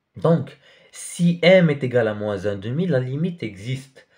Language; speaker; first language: French; non-native, local second language; Arabic